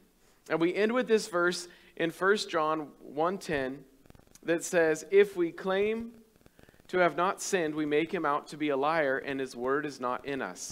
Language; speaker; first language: English; native; English